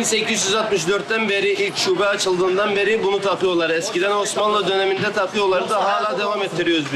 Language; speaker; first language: Turkish; native; Turkish